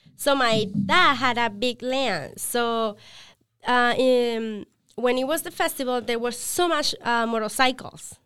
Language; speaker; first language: English; non-native, learner; Spanish